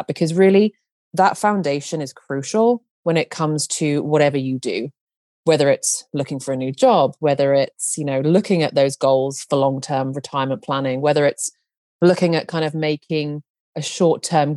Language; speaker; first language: English; native; English